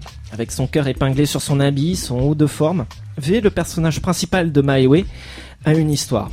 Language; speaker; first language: French; native; French